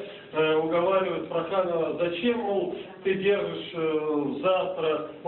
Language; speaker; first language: Russian; native; Russian